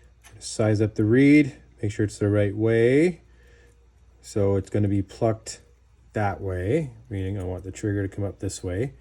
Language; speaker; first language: English; native; English